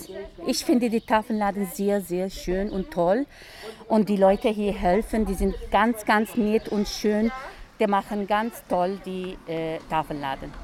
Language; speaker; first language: German; non-native, learner; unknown